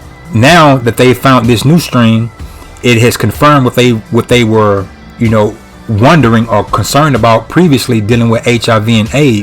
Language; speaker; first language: English; native; English